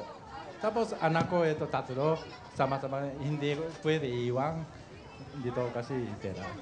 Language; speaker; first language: Filipino; non-native, learner; Japanese